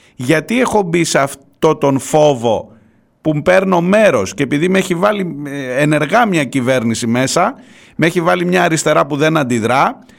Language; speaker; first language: Greek; early bilingual, heritage; Greek